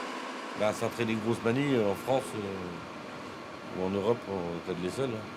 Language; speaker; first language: French; native; French